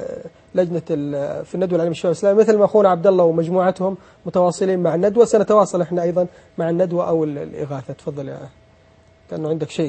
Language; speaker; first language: Arabic; native; Arabic